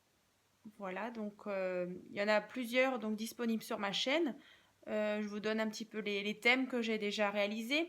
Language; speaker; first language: French; native; French